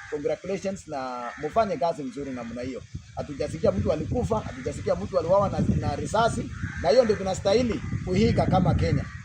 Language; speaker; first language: Swahili; non-native, local second language; Kalenjin